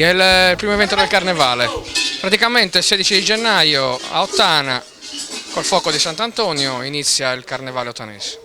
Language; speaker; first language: Italian; native; Italian